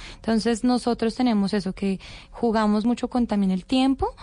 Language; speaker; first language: Spanish; native; Spanish